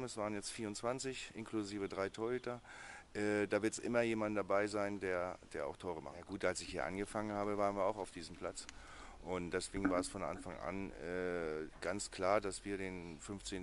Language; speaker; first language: German; native; German